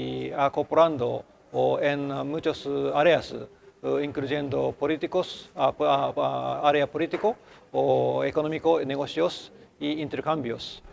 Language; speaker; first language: Spanish; non-native, learner; Japanese